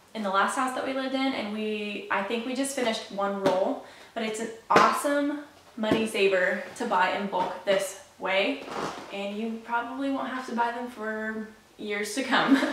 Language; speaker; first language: English; native; English